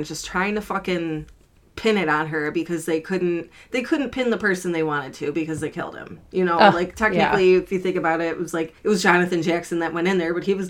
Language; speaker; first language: English; native; English